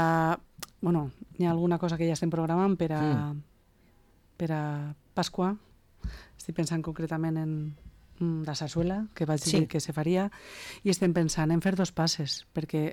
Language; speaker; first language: Catalan; native; Catalan